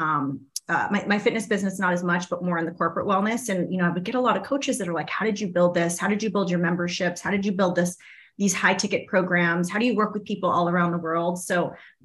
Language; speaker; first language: English; native; English